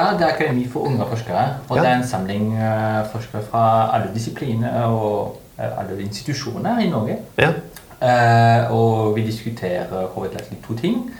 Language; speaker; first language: Norwegian; non-native, fluent; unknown